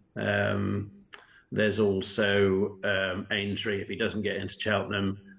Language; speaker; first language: English; native; English